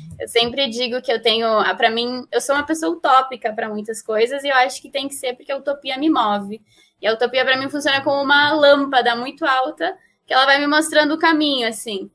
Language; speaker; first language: Portuguese; non-native, fluent; Spanish